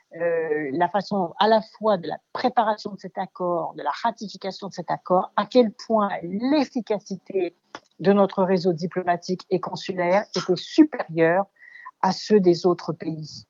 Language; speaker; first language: French; native; French